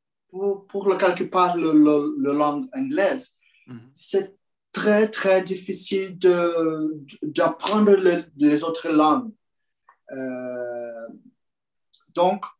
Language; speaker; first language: French; non-native, learner; Portuguese